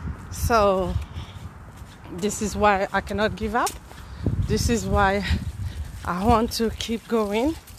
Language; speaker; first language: English; non-native, fluent; Haitian Creole